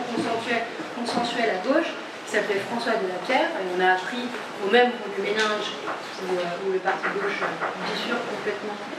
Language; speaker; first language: French; native; French